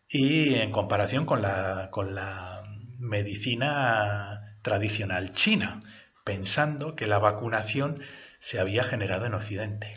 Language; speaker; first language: Spanish; native; Spanish